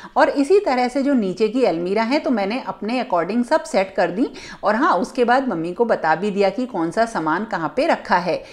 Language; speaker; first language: Hindi; native; Hindi